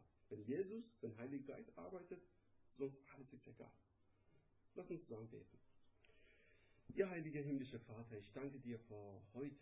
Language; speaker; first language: German; non-native, learner; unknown